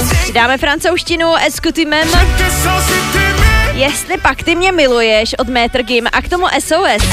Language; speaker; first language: Czech; native; Czech